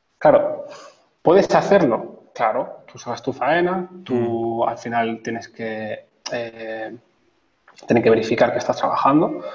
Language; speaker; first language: Spanish; native; Spanish